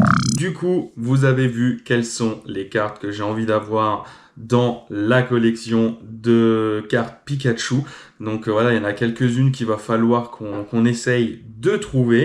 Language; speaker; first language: French; native; French